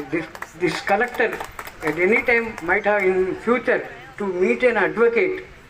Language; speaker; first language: English; non-native, local second language; Telugu